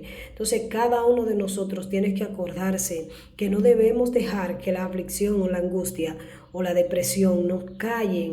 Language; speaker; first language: Spanish; native; Spanish